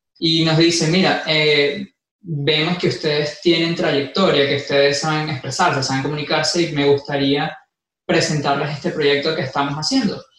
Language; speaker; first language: Spanish; native; Spanish